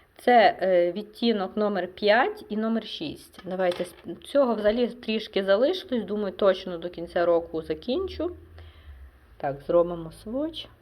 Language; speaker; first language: Ukrainian; non-native, local second language; Russian